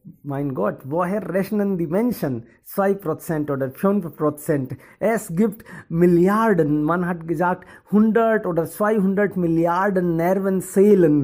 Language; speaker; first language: German; non-native, learner; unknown